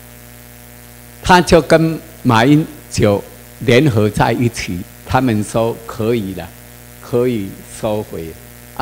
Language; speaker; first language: Chinese; non-native, local second language; Min Nan Chinese